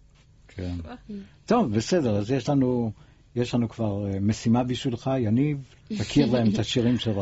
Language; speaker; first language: Hebrew; native; Hebrew